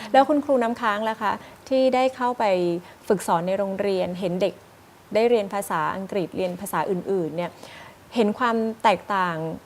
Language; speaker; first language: Thai; native; Thai